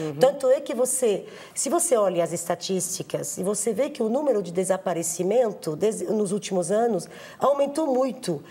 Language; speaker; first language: Portuguese; non-native, fluent; Arabic